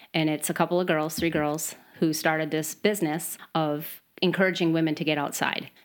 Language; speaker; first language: English; native; English